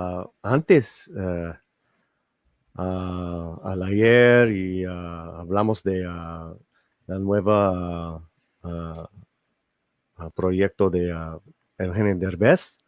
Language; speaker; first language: Spanish; early bilingual, heritage; Spanish